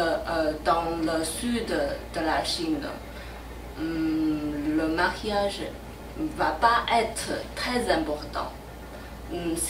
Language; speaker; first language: French; non-native, learner; Chinese